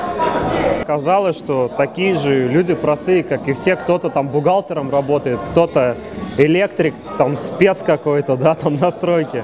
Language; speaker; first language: Russian; native; Russian